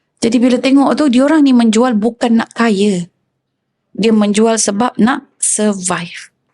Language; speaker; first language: Malay; native; Malay